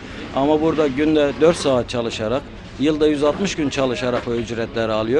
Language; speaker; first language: Turkish; native; Turkish